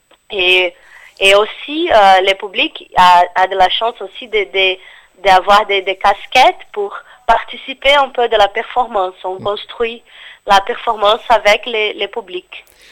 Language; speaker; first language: French; non-native, fluent; Portuguese